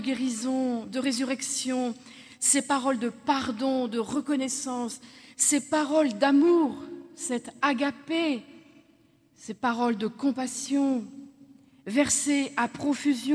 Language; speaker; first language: French; native; French